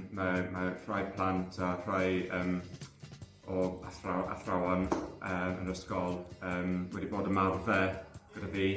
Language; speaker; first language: Welsh; non-native, learner; English